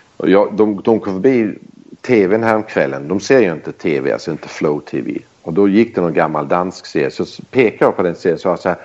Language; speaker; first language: Swedish; early bilingual, heritage; Swedish